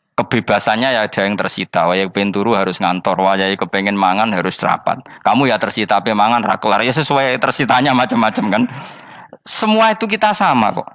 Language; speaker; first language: Malay; non-native, local second language; Javanese